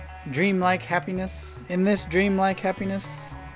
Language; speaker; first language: English; native; English